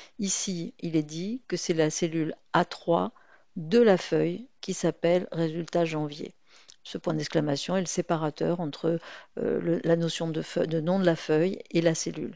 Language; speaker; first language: French; native; French